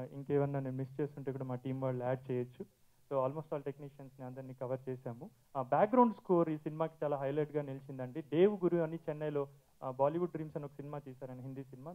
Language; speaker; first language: Telugu; native; Telugu